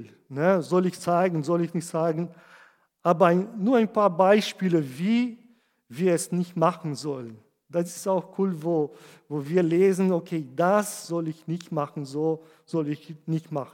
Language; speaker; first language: German; non-native, fluent; Portuguese